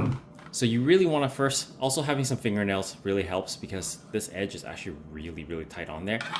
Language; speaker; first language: English; native; English